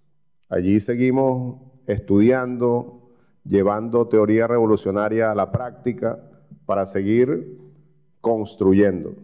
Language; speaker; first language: Spanish; native; Spanish